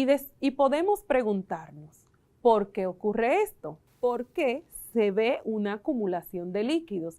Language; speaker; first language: Spanish; native; Spanish